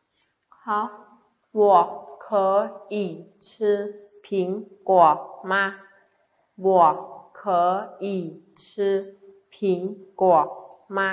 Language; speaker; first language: Chinese; non-native, fluent; Khmer